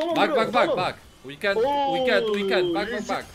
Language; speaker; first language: English; non-native, learner; Polish